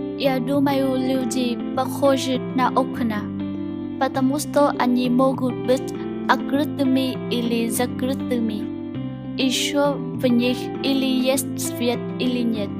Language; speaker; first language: Russian; non-native, learner; Vietnamese